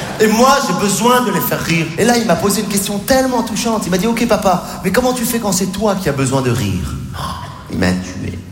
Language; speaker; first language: French; native; French